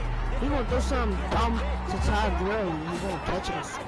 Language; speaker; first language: English; native; English